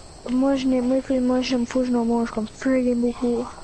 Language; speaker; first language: French; early bilingual, heritage; French